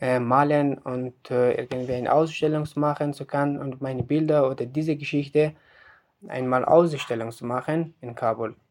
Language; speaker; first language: German; non-native, learner; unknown